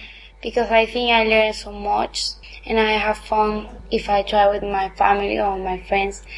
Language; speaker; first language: English; non-native, learner; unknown